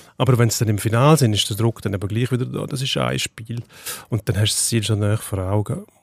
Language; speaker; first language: German; native; German